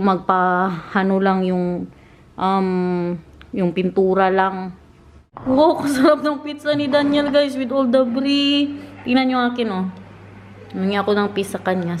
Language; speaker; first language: Filipino; non-native, local second language; Cebuano